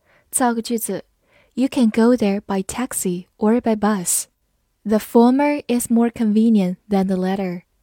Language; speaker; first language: English; non-native, fluent; Chinese